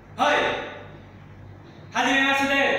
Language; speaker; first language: Japanese; non-native, learner; Vietnamese